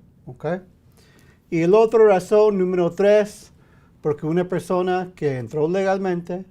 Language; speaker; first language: Spanish; early bilingual, heritage; English